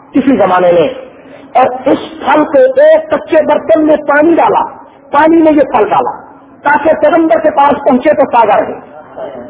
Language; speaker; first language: Urdu; non-native, local second language; Punjabi